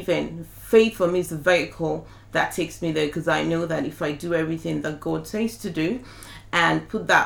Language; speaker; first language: English; non-native, local second language; Yoruba